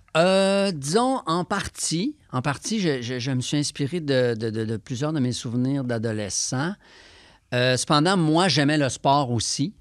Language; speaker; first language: French; native; French